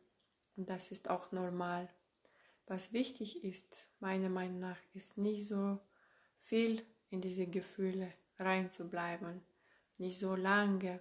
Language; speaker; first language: German; non-native, fluent; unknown